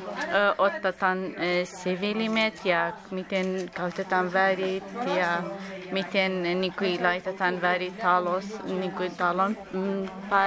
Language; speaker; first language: Finnish; non-native, learner; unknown